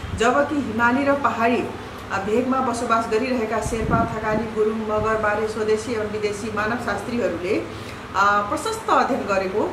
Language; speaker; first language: Nepali; non-native, local second language; Rana Tharu